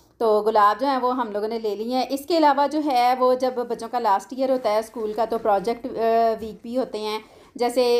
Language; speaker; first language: Urdu; non-native, local second language; Punjabi